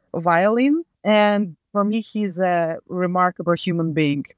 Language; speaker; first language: English; non-native, fluent; Latvian